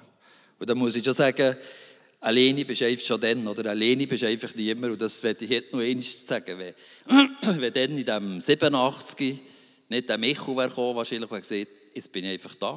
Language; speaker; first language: German; native; German